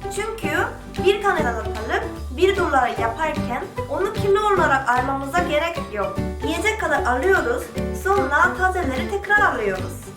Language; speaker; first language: Turkish; non-native, fluent; Korean